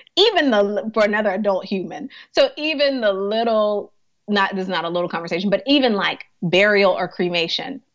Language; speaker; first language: English; native; English